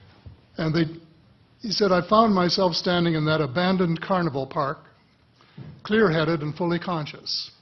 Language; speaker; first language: English; native; English